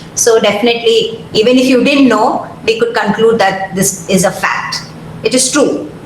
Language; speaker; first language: English; non-native, local second language; Malayalam